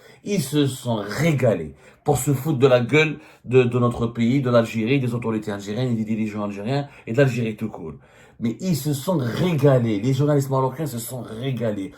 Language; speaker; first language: French; non-native, local second language; Arabic